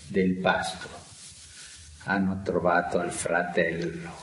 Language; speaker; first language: Italian; non-native, fluent; Spanish